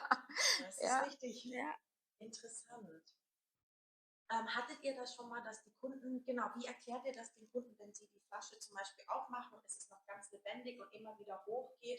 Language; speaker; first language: German; native; German